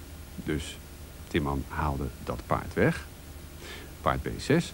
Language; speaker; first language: Dutch; native; Dutch